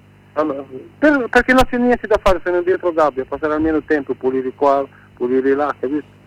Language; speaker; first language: Italian; non-native, learner; Arabic